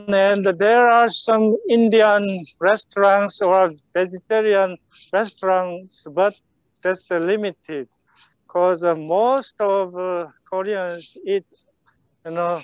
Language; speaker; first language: English; non-native, fluent; Korean